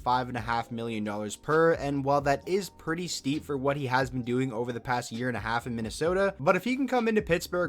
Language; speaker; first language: English; native; English